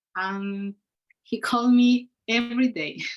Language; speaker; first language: English; non-native, learner; Spanish